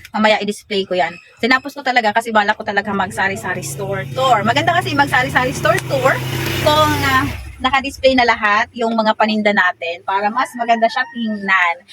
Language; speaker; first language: Filipino; non-native, local second language; Waray